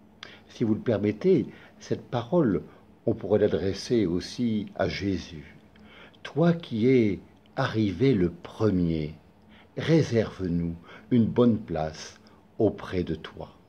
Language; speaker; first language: French; native; French